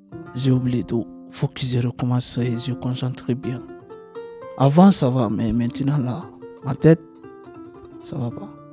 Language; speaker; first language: French; non-native, learner; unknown